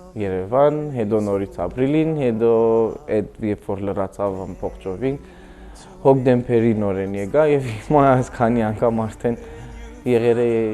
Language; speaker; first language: Armenian; early bilingual, heritage; Armenian